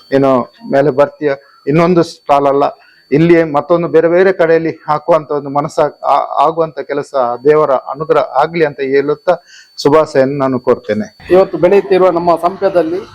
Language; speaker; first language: Kannada; non-native, local second language; Tulu